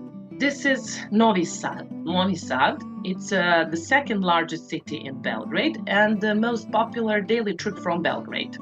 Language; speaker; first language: English; non-native, fluent; Serbian